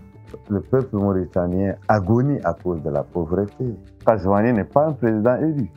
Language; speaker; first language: French; non-native, local second language; Arabic